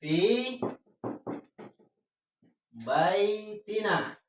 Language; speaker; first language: Arabic; non-native, fluent; Indonesian